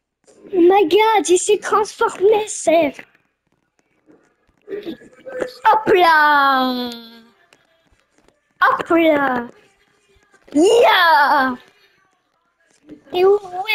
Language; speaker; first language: French; native; French